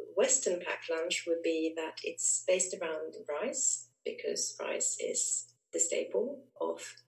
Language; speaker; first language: English; non-native, fluent; Swedish